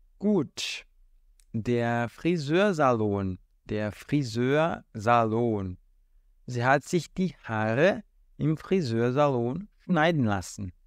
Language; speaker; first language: German; non-native, fluent; Portuguese